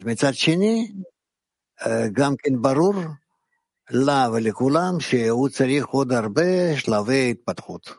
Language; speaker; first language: Hebrew; non-native, fluent; Russian